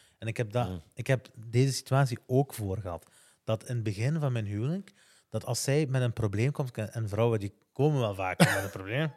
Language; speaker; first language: Dutch; native; Dutch